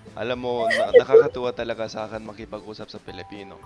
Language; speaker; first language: Filipino; non-native, fluent; English